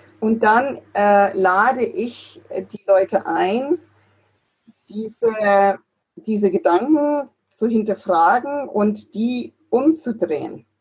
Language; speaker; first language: German; non-native, fluent; English